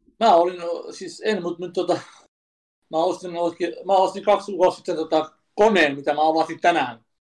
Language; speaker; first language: Finnish; early bilingual, other home language; Kurdish